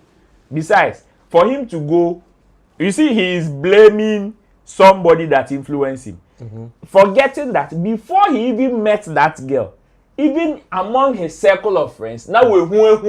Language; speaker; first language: English; non-native, local second language; Akan